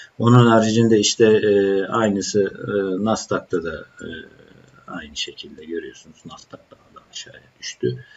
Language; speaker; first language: Turkish; native; Turkish